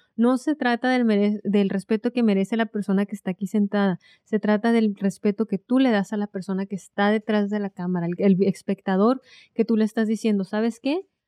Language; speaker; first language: Spanish; native; Spanish